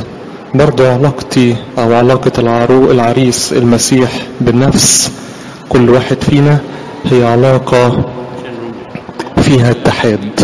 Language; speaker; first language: Arabic; native; Arabic